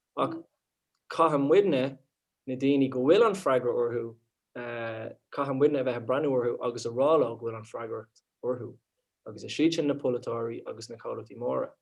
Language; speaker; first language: Irish; non-native, local second language; English